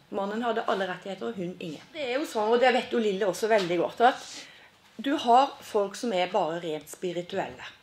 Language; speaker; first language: Norwegian; native; Norwegian